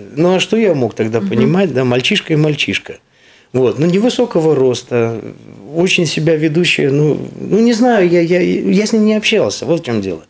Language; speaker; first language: Russian; native; Russian